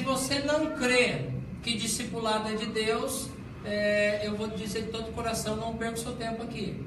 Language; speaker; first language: Portuguese; native; Portuguese